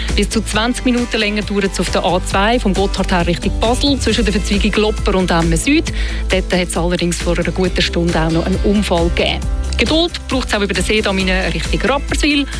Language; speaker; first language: German; native; German